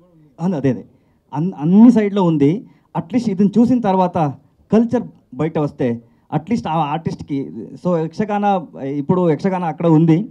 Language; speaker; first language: Telugu; non-native, learner; Kannada